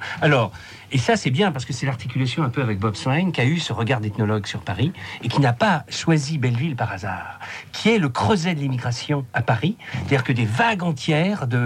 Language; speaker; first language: French; native; French